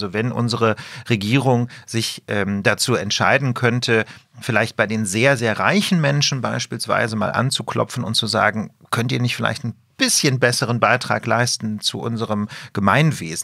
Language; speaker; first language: German; native; German